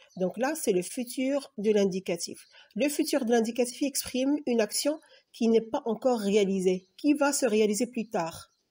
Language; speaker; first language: French; non-native, local second language; Arabic